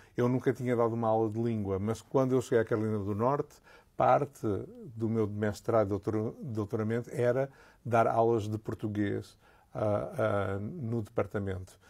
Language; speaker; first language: Portuguese; native; Portuguese